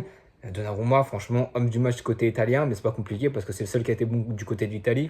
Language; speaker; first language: French; native; French